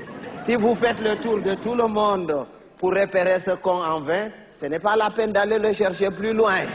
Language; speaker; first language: French; non-native, local second language; Fula